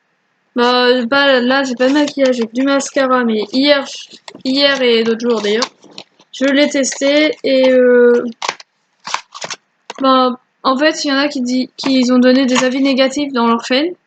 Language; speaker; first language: French; native; French